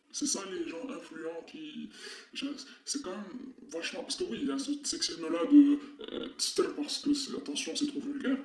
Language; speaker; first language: French; non-native, local second language; Arabic